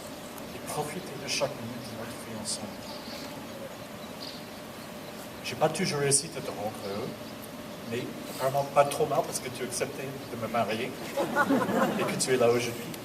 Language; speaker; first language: French; non-native, learner; English